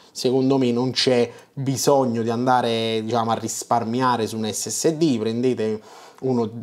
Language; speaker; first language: Italian; native; Italian